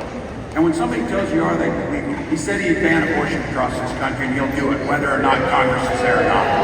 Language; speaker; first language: English; native; English